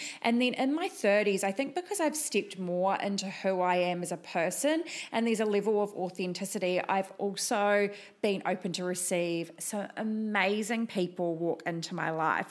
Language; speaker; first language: English; native; English